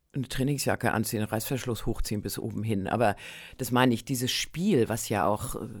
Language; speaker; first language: German; native; German